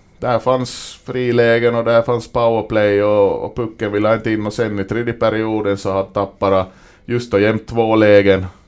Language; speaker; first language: Swedish; native; Swedish